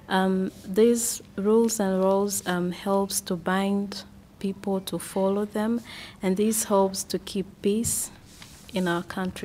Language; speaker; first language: English; non-native, local second language; Swahili